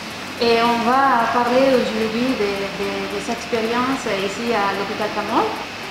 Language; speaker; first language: French; non-native, fluent; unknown